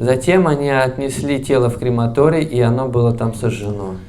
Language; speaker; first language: Russian; native; Russian